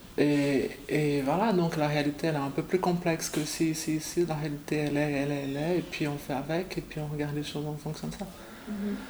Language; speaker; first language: French; non-native, fluent; Portuguese